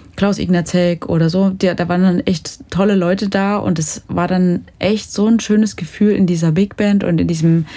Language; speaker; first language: German; native; German